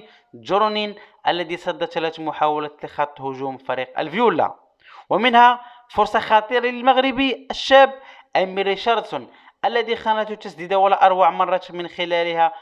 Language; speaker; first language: Arabic; native; Arabic